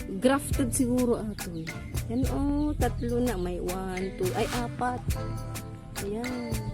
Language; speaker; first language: Filipino; non-native, local second language; Iloko